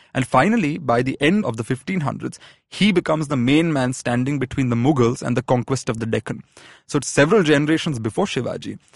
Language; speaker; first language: English; non-native, local second language; Malayalam